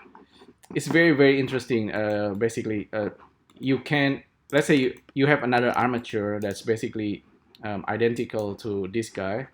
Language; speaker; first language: English; non-native, fluent; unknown